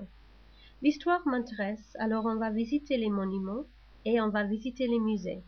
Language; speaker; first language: French; non-native, learner; English